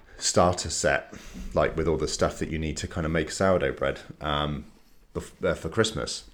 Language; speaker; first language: English; native; English